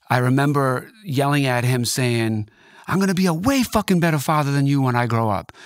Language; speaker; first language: English; native; English